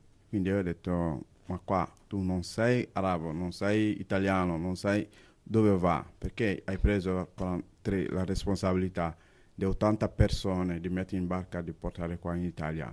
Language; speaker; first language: Italian; non-native, learner; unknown